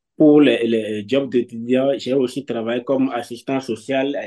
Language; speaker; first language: French; non-native, local second language; Fon